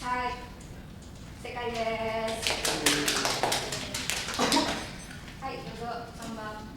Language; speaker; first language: Japanese; non-native, learner; Indonesian